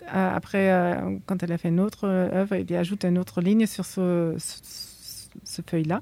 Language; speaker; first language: French; non-native, fluent; German